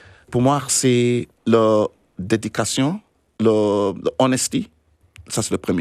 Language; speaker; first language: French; non-native, learner; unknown